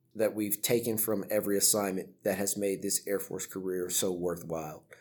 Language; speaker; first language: English; native; English